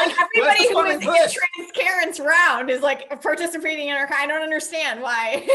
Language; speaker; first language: English; native; English